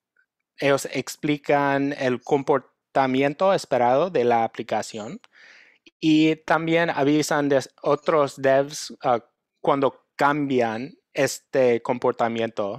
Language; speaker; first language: Spanish; non-native, fluent; English